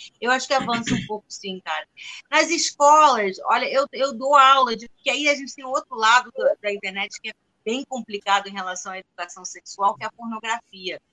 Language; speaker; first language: Portuguese; non-native, fluent; Spanish